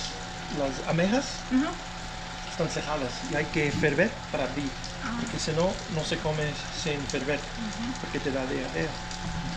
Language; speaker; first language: Spanish; non-native, learner; English